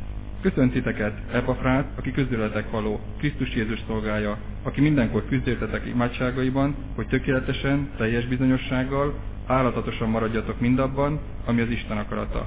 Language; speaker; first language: Hungarian; native; Hungarian